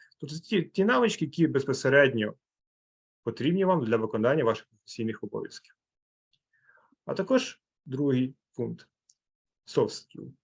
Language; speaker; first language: Ukrainian; native; Ukrainian